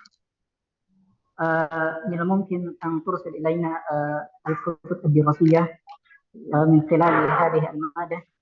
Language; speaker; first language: Arabic; non-native, learner; Indonesian